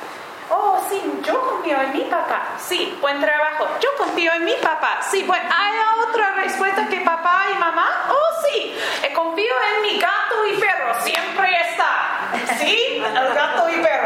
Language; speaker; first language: Spanish; non-native, fluent; English